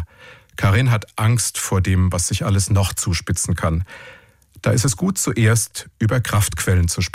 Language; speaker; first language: German; native; German